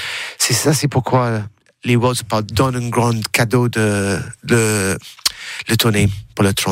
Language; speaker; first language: French; non-native, learner; English